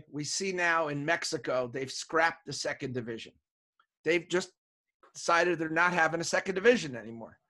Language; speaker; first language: English; native; English